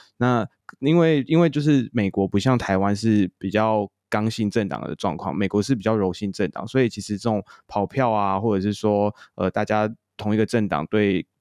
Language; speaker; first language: Chinese; native; Chinese